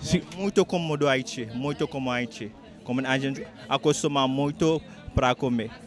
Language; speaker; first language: Portuguese; non-native, learner; Haitian Creole